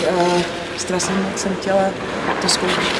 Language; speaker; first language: Czech; non-native, learner; English